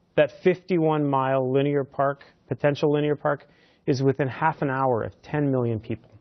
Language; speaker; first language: English; native; English